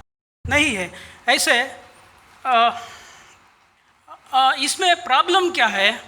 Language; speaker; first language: Hindi; non-native, local second language; Kannada